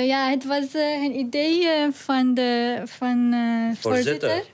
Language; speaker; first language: Dutch; non-native, learner; Arabic